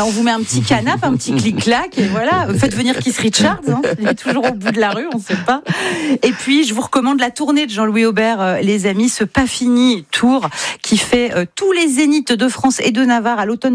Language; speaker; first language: French; native; French